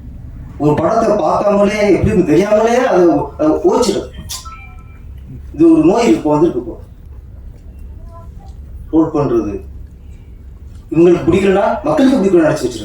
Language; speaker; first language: Tamil; native; Tamil